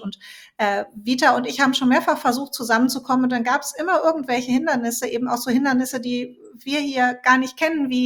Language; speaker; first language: German; native; German